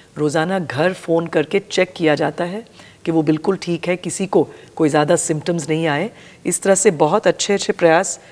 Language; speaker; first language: Hindi; non-native, local second language; Gujarati